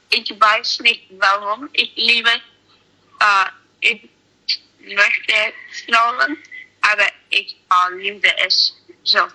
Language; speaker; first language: German; non-native, learner; English